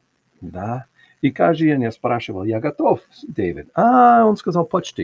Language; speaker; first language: Russian; non-native, learner; English